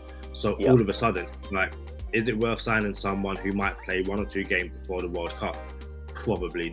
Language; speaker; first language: English; native; English